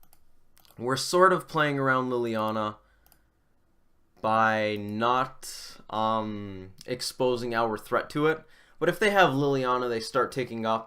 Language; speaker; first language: English; native; English